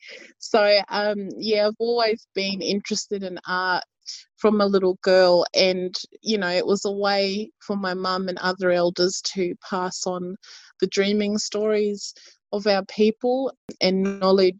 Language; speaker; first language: English; native; English